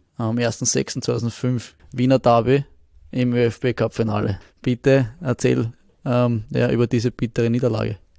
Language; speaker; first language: German; native; German